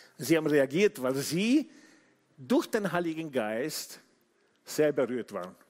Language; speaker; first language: German; non-native, fluent; Italian